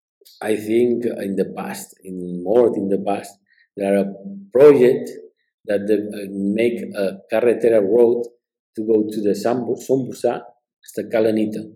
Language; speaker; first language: English; non-native, learner; Spanish